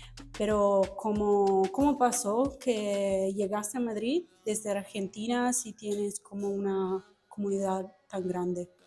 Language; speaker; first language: Spanish; non-native, fluent; Italian